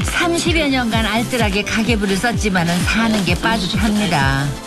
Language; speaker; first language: Korean; native; Korean